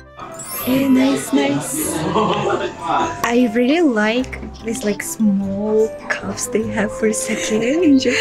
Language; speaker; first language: English; non-native, fluent; Russian